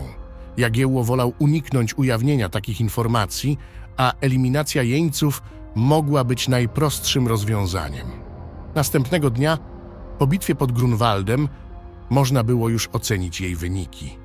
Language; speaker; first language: Polish; native; Polish